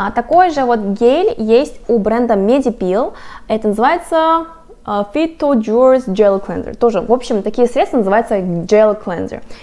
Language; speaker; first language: Russian; non-native, fluent; Korean